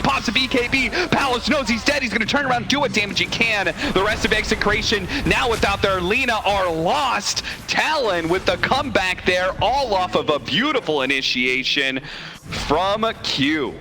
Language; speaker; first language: English; native; English